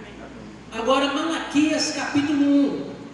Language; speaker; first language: Portuguese; native; Portuguese